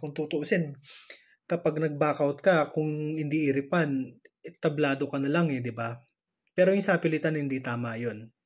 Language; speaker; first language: Filipino; native; Filipino